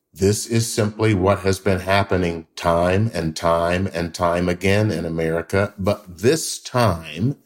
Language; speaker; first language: English; native; English